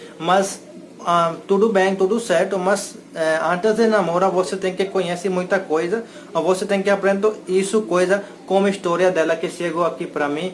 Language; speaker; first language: Portuguese; non-native, learner; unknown